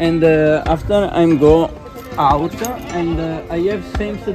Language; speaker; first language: English; non-native, learner; Italian